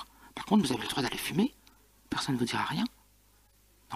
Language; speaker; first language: French; native; French